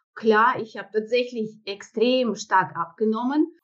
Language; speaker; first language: German; non-native, fluent; Russian